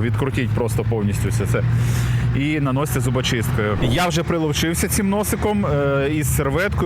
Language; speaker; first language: Ukrainian; native; Ukrainian